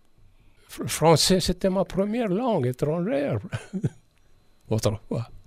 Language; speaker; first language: French; non-native, fluent; Estonian